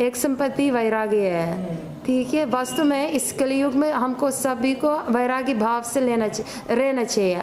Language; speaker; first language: Hindi; non-native, fluent; Ukrainian